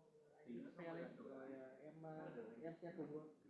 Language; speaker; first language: Vietnamese; native; Vietnamese